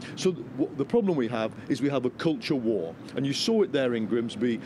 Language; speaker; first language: English; native; English